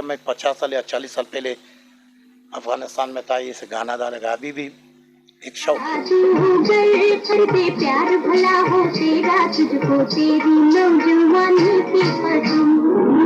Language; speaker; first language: Hindi; non-native, learner; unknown